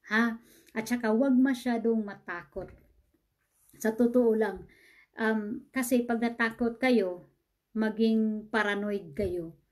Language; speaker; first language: Filipino; non-native, local second language; Cebuano